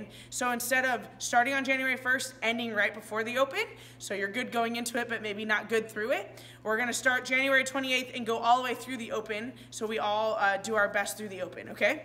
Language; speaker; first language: English; native; English